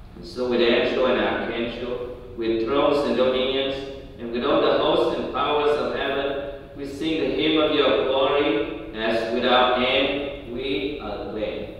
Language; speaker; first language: English; non-native, fluent; Vietnamese